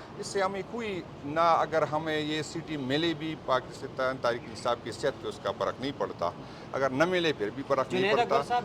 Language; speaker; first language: Urdu; non-native, local second language; Pashto